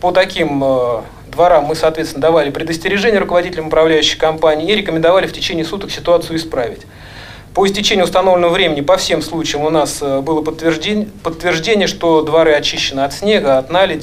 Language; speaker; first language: Russian; native; Russian